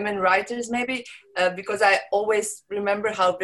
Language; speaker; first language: English; non-native, fluent; Serbian